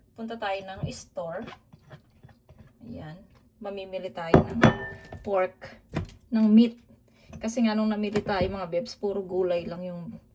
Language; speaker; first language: Filipino; non-native, local second language; Pampanga